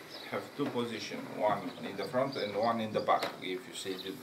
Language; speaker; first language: English; non-native, learner; Romanian